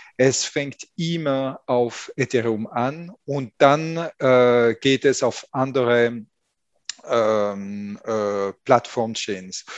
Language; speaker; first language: German; non-native, fluent; French